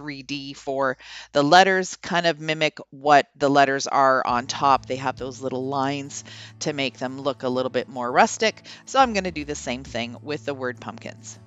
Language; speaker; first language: English; native; English